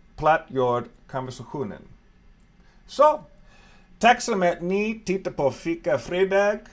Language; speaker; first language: Swedish; non-native, learner; English